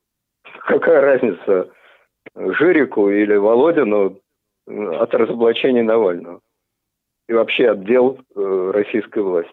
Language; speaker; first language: Russian; native; Russian